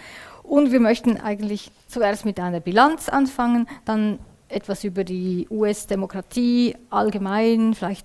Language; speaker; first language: German; native; German